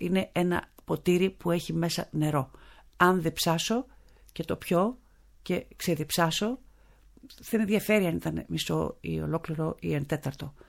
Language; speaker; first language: Greek; early bilingual, heritage; Greek